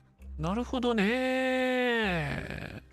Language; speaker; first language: Japanese; native; Japanese